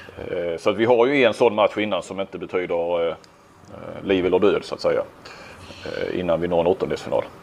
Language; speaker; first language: Swedish; native; Swedish